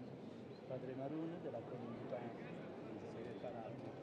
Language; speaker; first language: Italian; native; Italian